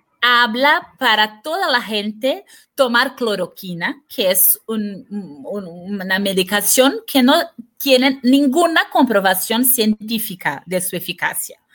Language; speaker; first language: Spanish; non-native, fluent; Portuguese